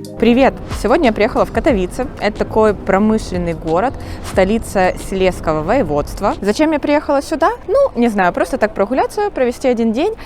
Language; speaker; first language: Russian; native; Russian